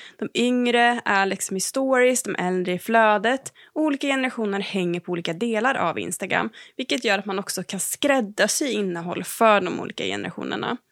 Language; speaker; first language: Swedish; native; Swedish